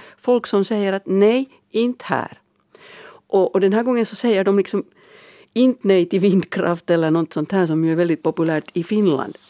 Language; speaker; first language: Swedish; native; Swedish